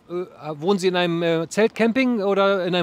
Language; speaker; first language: German; native; German